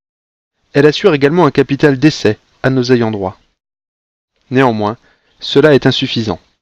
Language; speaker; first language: French; native; French